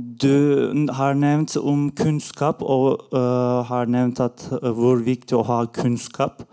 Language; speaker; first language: Norwegian; non-native, learner; Turkish